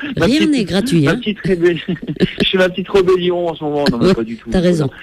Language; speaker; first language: French; native; French